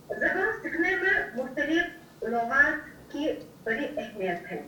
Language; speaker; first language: Hindi; non-native, fluent; Uzbek